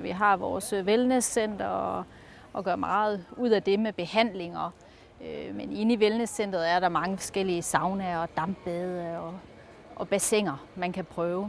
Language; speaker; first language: Danish; native; Danish